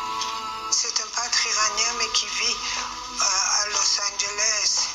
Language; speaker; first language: French; non-native, fluent; Persian